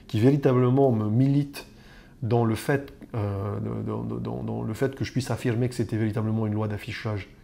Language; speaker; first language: French; native; French